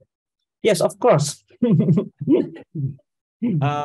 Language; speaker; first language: English; non-native, fluent; Indonesian